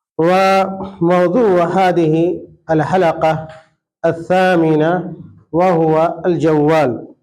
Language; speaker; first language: Arabic; non-native, fluent; Urdu